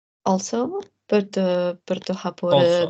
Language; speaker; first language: Albanian; non-native, learner; Russian